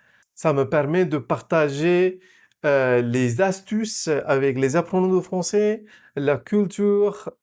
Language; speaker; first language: French; non-native, fluent; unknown